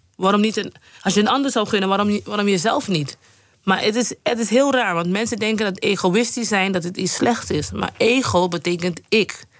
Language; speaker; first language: Dutch; non-native, local second language; Papiamento